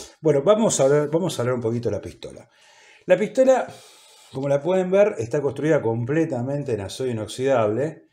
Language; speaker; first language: Spanish; native; Spanish